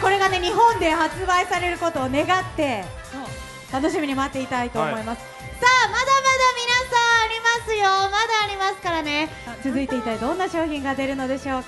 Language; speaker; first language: Japanese; native; Japanese